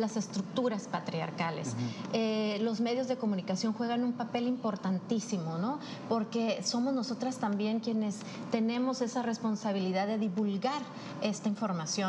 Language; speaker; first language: Spanish; native; Spanish